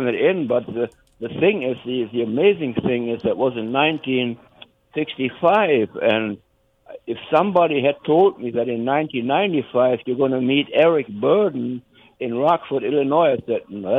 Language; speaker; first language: English; non-native, fluent; German